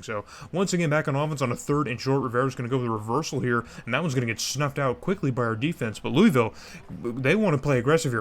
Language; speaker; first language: English; native; English